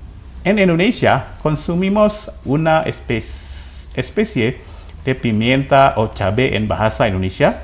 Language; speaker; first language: Spanish; non-native, fluent; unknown